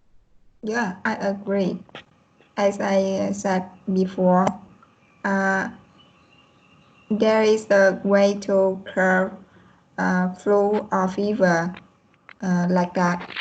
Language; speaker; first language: English; non-native, learner; Vietnamese